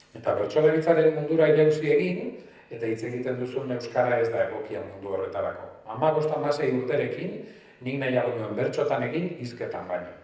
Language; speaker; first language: Basque; non-native, local second language; Spanish